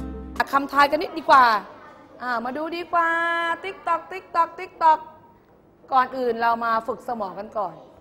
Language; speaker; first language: Thai; native; Thai